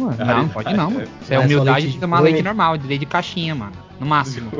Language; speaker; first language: Portuguese; native; Portuguese